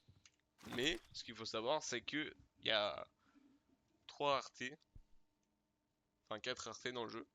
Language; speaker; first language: French; native; French